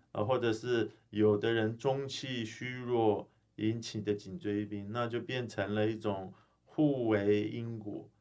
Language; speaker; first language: Chinese; early bilingual, heritage; Chinese